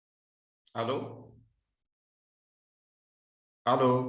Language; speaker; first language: French; non-native, local second language; Arabic